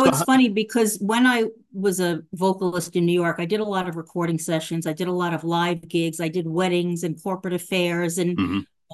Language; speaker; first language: English; native; English